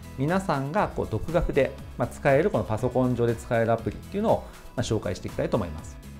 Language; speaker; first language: Japanese; native; Japanese